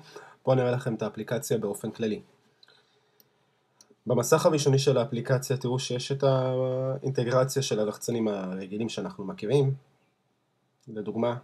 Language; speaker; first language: Hebrew; native; Hebrew